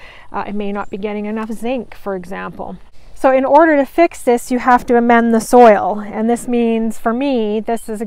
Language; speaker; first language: English; native; English